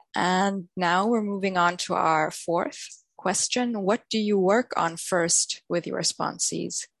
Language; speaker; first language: English; non-native, fluent; German